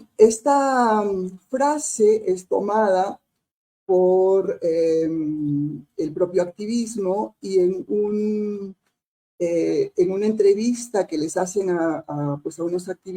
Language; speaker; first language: Spanish; native; Spanish